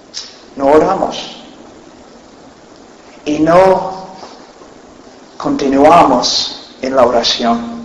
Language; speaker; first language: Spanish; non-native, fluent; English